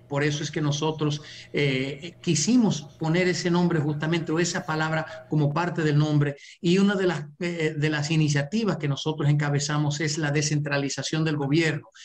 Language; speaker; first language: Spanish; early bilingual, heritage; Spanish